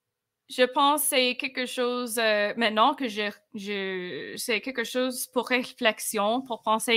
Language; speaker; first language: French; non-native, fluent; English